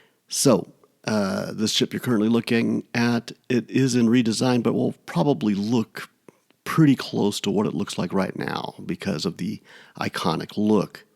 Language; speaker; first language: English; native; English